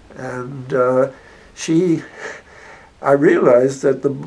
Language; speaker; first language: English; native; English